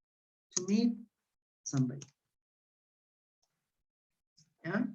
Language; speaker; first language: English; non-native, fluent; Spanish